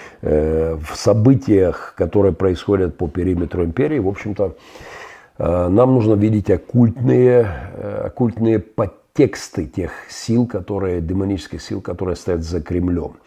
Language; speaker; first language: Russian; native; Russian